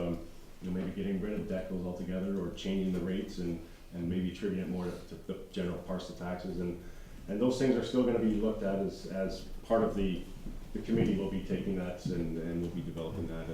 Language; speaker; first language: English; native; English